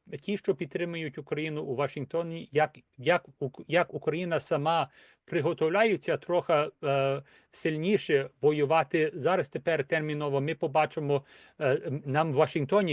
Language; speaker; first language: Ukrainian; early bilingual, heritage; Ukrainian